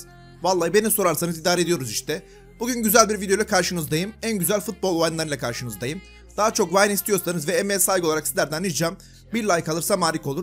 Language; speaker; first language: Turkish; native; Turkish